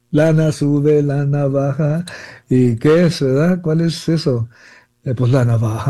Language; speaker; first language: Spanish; early bilingual, heritage; Spanish